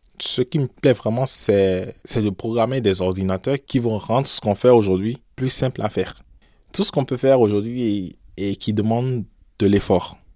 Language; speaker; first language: French; non-native, local second language; Fon